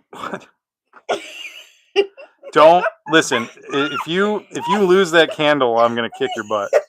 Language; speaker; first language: English; native; English